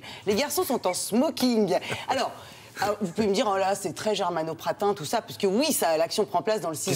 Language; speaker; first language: French; native; French